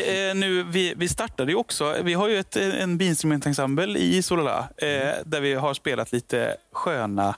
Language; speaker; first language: Swedish; native; Swedish